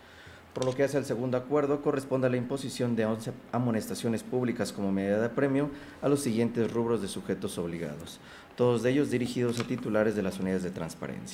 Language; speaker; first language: Spanish; native; Spanish